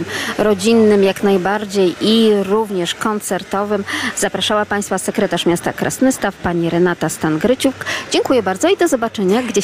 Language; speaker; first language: Polish; native; Polish